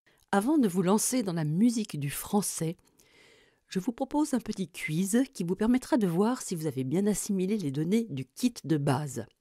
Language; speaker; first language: French; native; French